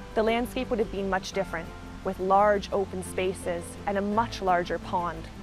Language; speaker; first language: English; native; English